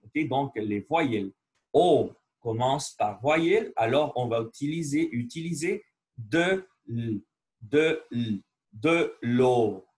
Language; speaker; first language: French; non-native, learner; Spanish